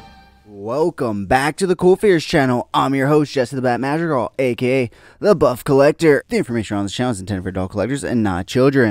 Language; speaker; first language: English; native; English